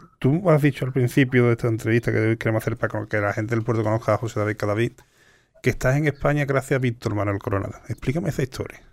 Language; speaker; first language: Spanish; native; Spanish